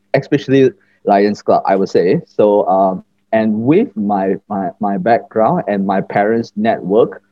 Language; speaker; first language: English; non-native, local second language; Chinese